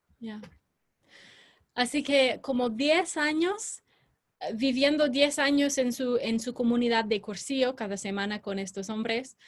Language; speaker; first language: Spanish; non-native, fluent; English